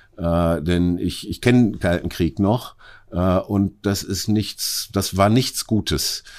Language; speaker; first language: German; native; German